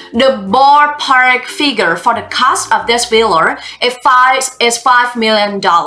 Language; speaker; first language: English; non-native, fluent; Vietnamese